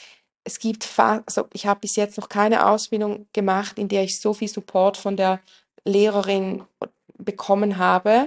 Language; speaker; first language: German; native; German